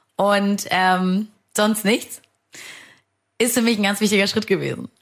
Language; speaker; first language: German; early bilingual, other home language; Romanian